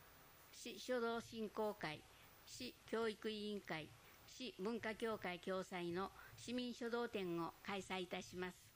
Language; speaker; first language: Japanese; native; Japanese